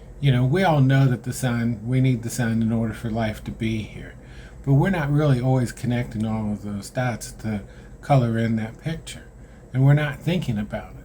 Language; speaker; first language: English; native; English